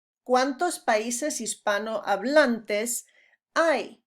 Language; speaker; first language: Spanish; non-native, fluent; English